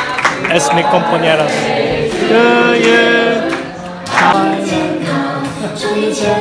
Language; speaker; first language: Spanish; non-native, fluent; Japanese